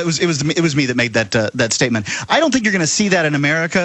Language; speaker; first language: English; native; English